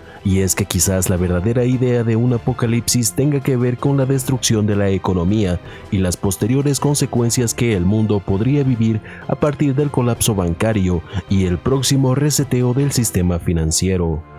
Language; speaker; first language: Spanish; native; Spanish